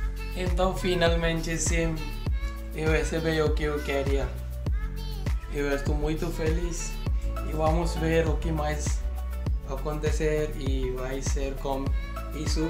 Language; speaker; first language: Portuguese; non-native, learner; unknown